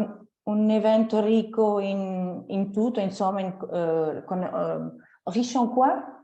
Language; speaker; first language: Italian; non-native, fluent; French